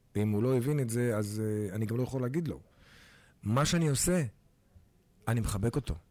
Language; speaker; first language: Hebrew; native; Hebrew